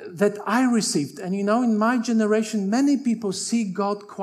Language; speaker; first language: English; non-native, fluent; Polish